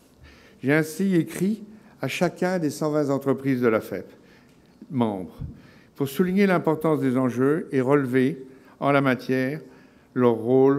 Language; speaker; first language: French; native; French